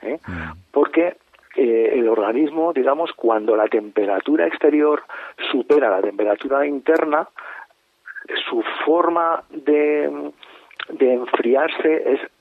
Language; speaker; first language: Spanish; native; Spanish